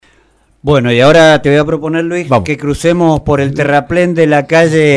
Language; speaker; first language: Spanish; native; Spanish